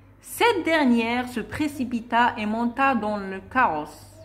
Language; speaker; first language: French; non-native, local second language; Arabic